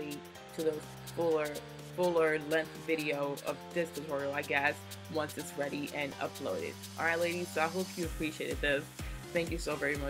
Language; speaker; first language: English; native; English